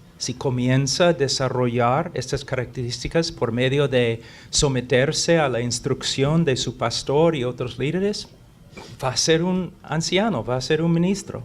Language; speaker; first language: Spanish; non-native, fluent; English